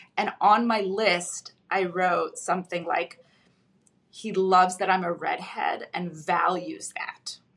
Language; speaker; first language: English; early bilingual, other home language; Russian